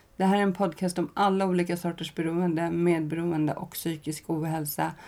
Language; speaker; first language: Swedish; native; Swedish